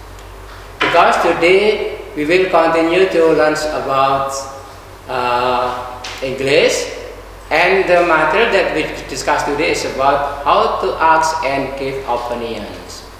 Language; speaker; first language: English; non-native, fluent; Indonesian